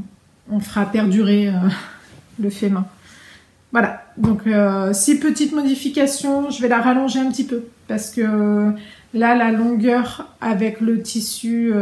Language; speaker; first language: French; native; French